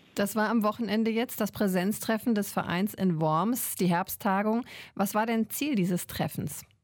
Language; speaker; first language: German; native; German